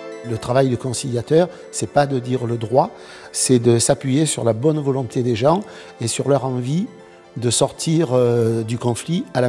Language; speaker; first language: French; native; French